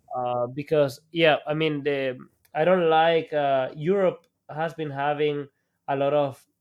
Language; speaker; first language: English; non-native, fluent; Spanish